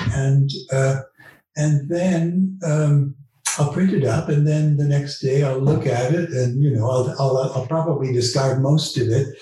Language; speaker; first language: English; early bilingual, other home language; Dutch